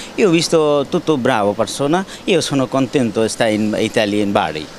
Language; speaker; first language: Italian; non-native, learner; Bangla